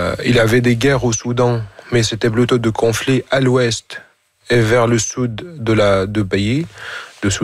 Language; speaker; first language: French; non-native, fluent; Arabic